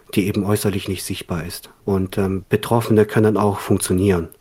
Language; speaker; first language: German; early bilingual, other home language; Korean